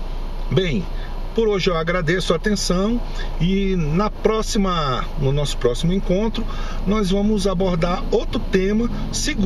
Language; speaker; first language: Portuguese; native; Portuguese